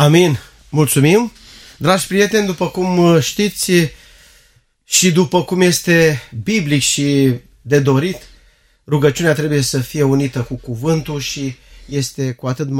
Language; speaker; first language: Romanian; native; Romanian